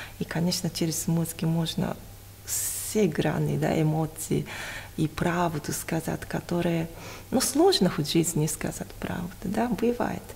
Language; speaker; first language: Russian; non-native, fluent; Japanese